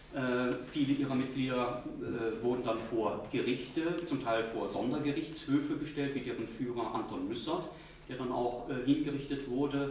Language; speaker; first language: German; native; German